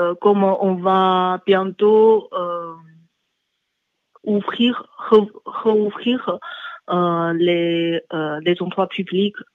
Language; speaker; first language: French; non-native, learner; Chinese